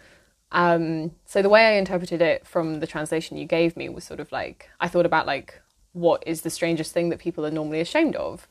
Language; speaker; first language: English; native; English